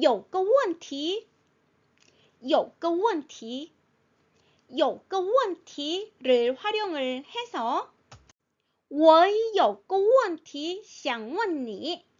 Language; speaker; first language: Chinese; non-native, fluent; Korean